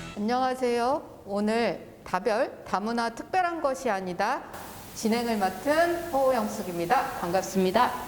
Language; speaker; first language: Korean; native; Korean